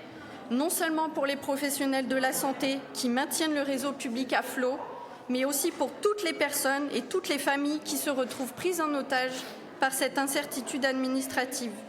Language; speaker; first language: French; native; French